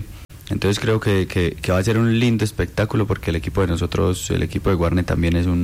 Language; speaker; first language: Spanish; native; Spanish